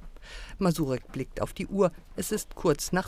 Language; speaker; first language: German; native; German